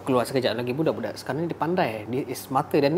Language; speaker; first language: Malay; native; Malay